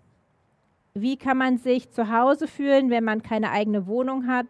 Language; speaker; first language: German; native; German